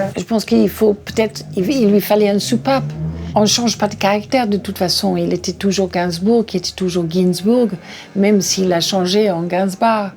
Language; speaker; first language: French; non-native, fluent; English